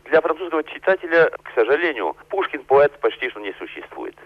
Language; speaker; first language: Russian; non-native, fluent; French